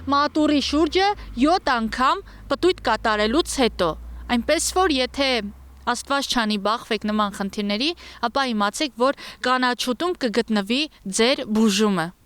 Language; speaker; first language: Armenian; native; Armenian